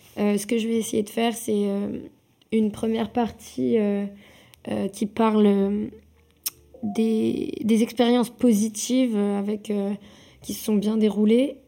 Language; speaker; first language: French; native; French